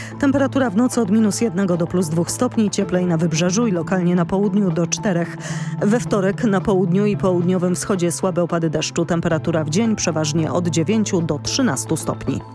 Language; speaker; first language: Polish; native; Polish